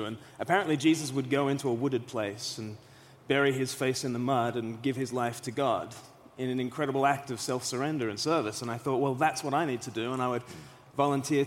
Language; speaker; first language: English; native; English